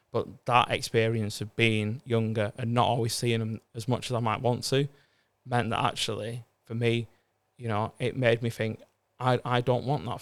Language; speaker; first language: English; native; English